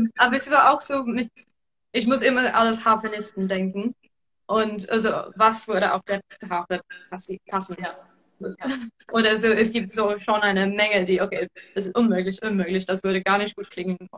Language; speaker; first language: German; non-native, fluent; English